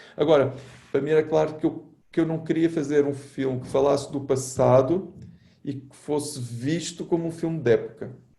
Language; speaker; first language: Portuguese; native; Portuguese